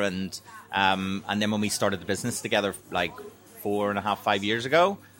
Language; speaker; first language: English; native; English